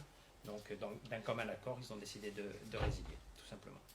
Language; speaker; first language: French; native; French